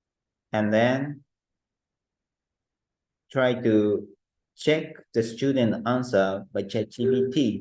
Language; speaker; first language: English; non-native, learner; Japanese